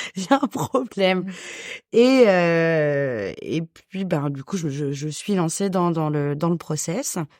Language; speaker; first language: French; native; French